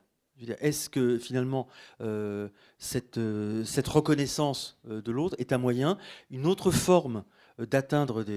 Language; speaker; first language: French; native; French